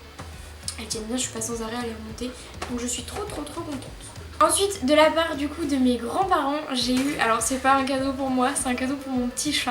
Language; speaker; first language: French; native; French